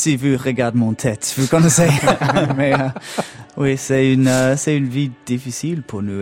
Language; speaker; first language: French; non-native, learner; English